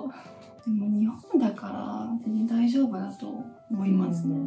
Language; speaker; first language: Japanese; non-native, fluent; Chinese